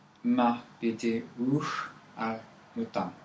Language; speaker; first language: Arabic; non-native, learner; English